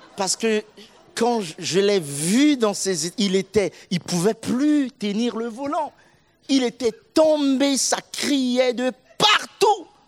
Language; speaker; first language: French; non-native, local second language; Sango